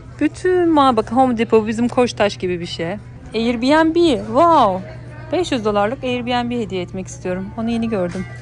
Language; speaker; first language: Turkish; native; Turkish